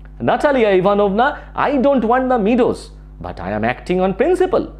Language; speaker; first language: English; non-native, local second language; Bangla